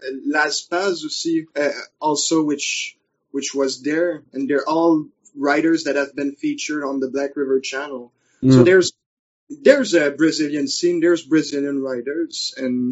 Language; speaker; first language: English; non-native, fluent; French